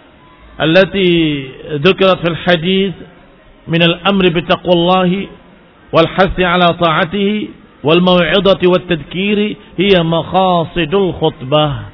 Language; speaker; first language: Arabic; non-native, fluent; Indonesian